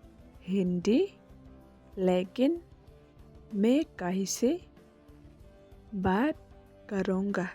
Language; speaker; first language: Hindi; non-native, local second language; Khasi